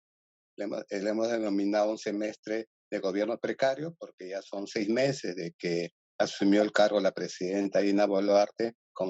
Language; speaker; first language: Spanish; native; Spanish